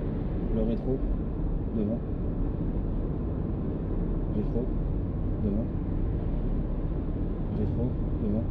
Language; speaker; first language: French; native; French